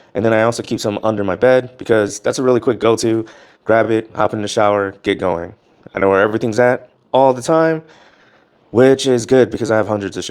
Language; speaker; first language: English; native; English